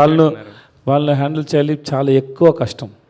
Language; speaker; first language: Telugu; non-native, learner; Tamil